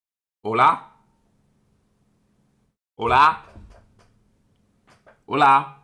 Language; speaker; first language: Spanish; non-native, learner; French